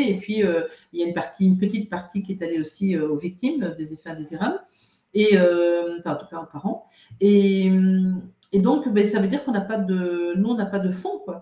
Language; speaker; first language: French; native; French